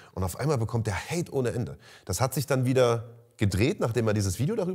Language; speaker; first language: German; native; German